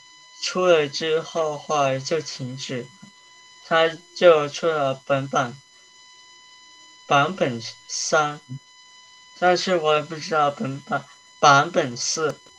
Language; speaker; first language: Chinese; early bilingual, heritage; Chinese